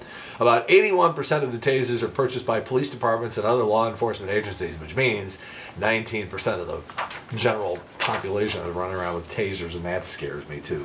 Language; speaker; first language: English; native; English